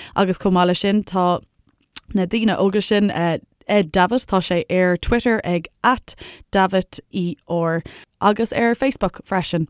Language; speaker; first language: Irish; non-native, local second language; English